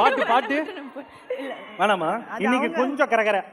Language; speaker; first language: Tamil; native; Tamil